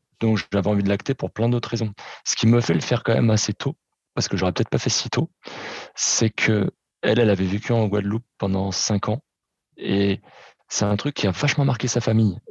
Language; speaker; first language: French; early bilingual, other home language; Portuguese